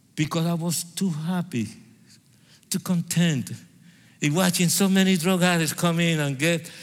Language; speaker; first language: English; non-native, fluent; Spanish